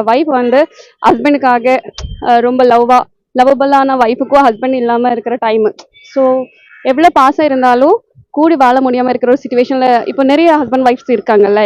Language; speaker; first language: Tamil; non-native, fluent; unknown